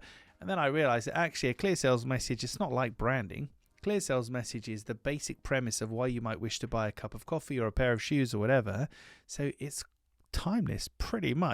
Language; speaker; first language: English; native; English